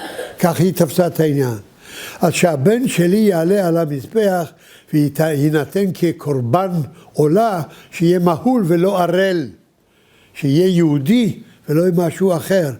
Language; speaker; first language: Hebrew; early bilingual, other home language; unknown